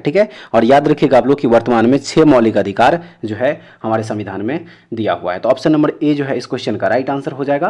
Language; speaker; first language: Hindi; native; Hindi